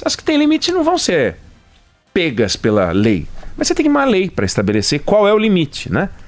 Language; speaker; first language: Portuguese; native; Portuguese